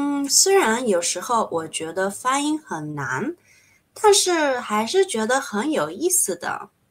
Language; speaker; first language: Chinese; native; Chinese